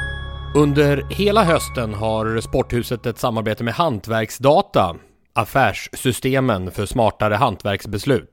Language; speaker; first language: Swedish; native; Swedish